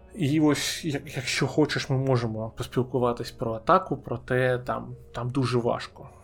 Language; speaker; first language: Ukrainian; non-native, local second language; Russian